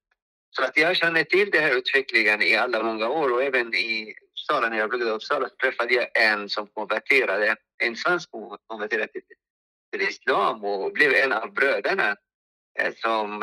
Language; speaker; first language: Swedish; non-native, fluent; Arabic